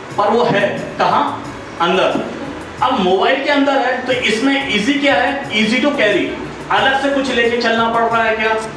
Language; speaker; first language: Hindi; native; Hindi